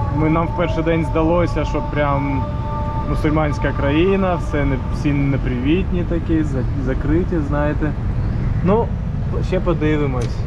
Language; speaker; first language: Ukrainian; non-native, local second language; Russian